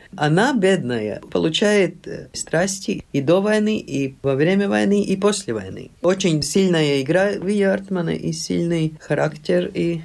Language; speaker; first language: Russian; non-native, local second language; Latvian